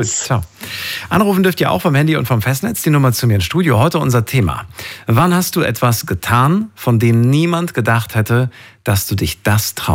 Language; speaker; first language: German; native; German